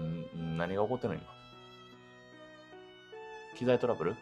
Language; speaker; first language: Japanese; native; Japanese